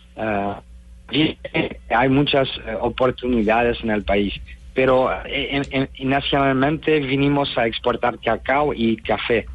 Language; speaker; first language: Spanish; non-native, learner; Dutch